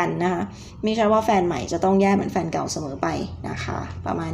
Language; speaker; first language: Thai; native; Thai